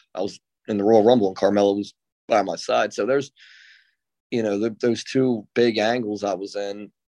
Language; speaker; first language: English; native; English